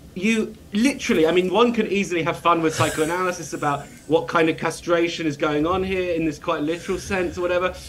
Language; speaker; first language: English; native; English